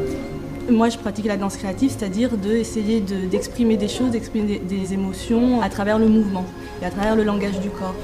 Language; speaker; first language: French; native; French